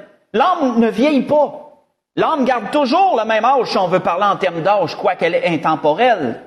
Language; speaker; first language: French; native; French